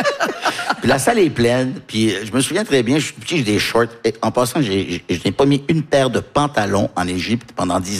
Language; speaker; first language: French; early bilingual, other home language; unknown